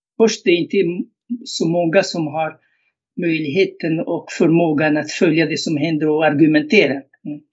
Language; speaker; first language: Swedish; non-native, fluent; Arabic